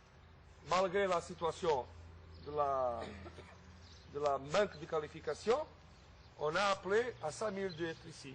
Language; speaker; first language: French; non-native, fluent; Portuguese